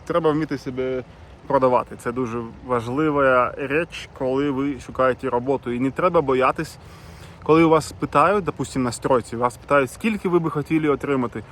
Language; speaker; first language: Ukrainian; non-native, local second language; Russian